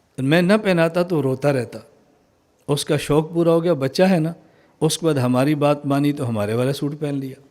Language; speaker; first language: Urdu; non-native, local second language; Punjabi